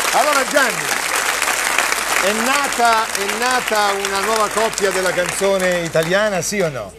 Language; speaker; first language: Italian; native; Italian